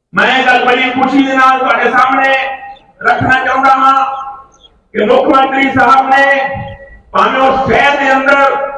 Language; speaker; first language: Hindi; non-native, local second language; Punjabi